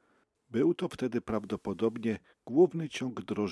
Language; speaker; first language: Polish; native; Polish